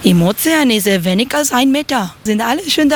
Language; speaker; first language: German; non-native, learner; Spanish